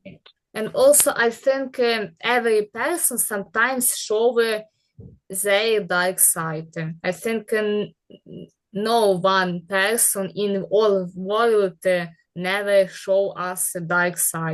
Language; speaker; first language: English; non-native, learner; Ukrainian